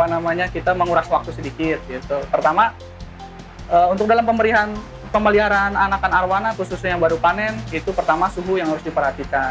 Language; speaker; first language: Indonesian; native; Indonesian